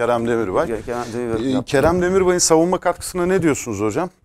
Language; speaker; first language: Turkish; native; Turkish